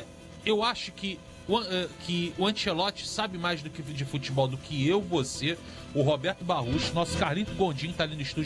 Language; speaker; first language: Portuguese; native; Portuguese